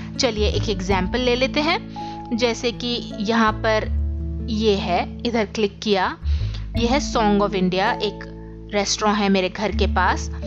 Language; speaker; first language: Hindi; native; Hindi